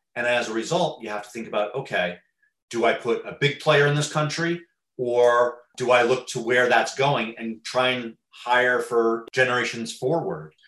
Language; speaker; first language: English; native; English